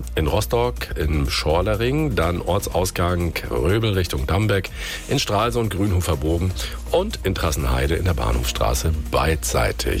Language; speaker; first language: German; native; German